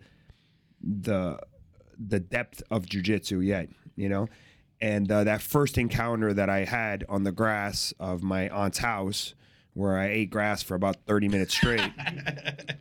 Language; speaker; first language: English; native; English